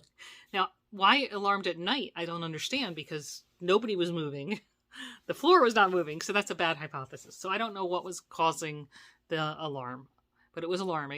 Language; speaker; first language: English; native; English